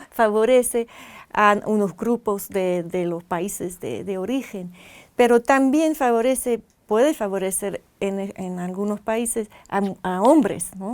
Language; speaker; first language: Spanish; non-native, fluent; French